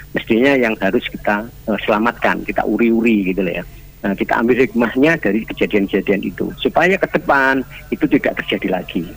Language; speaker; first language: Indonesian; non-native, local second language; Javanese